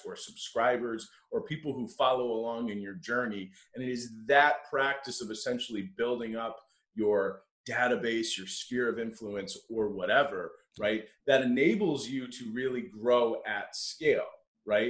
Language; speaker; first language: English; native; English